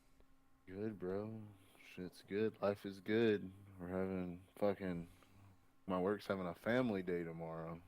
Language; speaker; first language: English; native; English